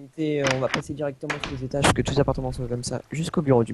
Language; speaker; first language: French; native; French